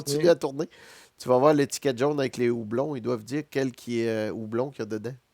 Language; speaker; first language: French; native; French